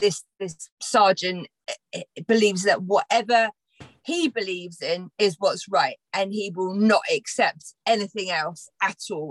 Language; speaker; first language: English; native; English